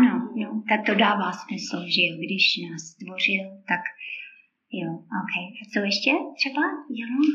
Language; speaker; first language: Czech; non-native, fluent; English